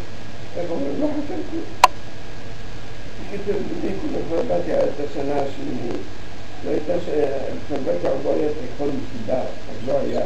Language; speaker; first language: Hebrew; early bilingual, other home language; Arabic